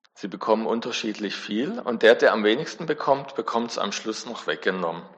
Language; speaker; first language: German; native; German